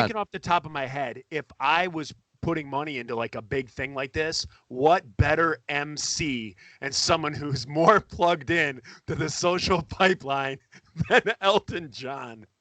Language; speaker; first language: English; native; English